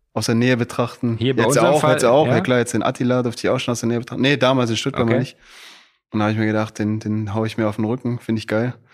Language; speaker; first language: German; native; German